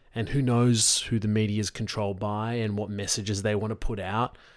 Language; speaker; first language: English; native; English